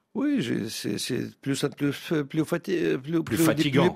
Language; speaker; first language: French; non-native, fluent; Russian